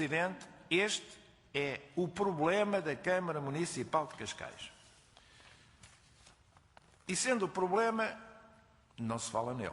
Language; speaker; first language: Portuguese; native; Portuguese